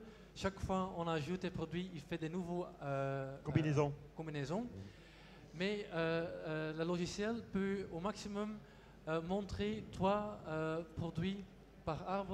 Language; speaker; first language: French; non-native, local second language; Dutch